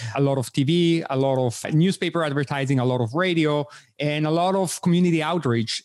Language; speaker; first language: English; non-native, fluent; Spanish